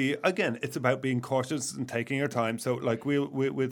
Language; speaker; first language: English; native; English